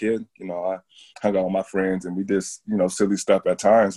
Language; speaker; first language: English; native; English